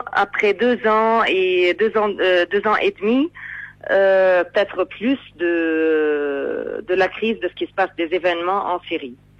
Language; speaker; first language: French; non-native, fluent; Arabic